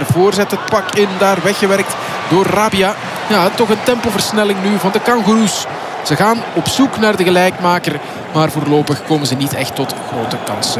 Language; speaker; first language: Dutch; native; Dutch